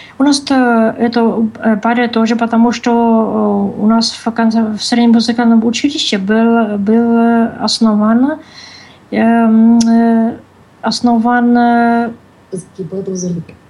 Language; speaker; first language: Russian; non-native, learner; Czech